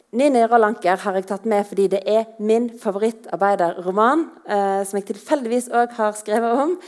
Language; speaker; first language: Norwegian; native; Norwegian